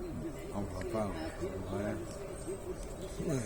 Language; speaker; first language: French; early bilingual, other home language; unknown